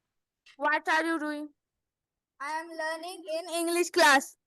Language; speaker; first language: English; non-native, learner; Hindi